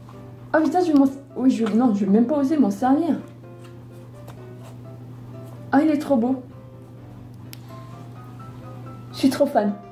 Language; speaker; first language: French; native; French